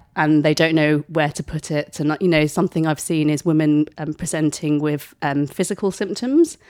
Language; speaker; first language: English; native; English